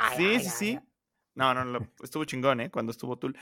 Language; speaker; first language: Spanish; native; Spanish